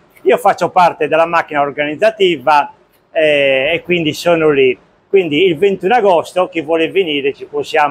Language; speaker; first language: Italian; native; Italian